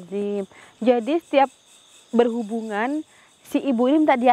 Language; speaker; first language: Indonesian; native; Indonesian